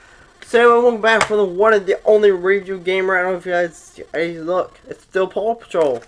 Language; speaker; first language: English; native; English